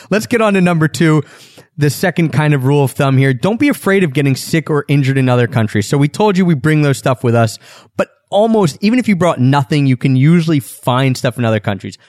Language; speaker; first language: English; native; English